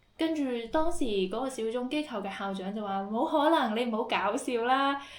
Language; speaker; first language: Cantonese; native; Cantonese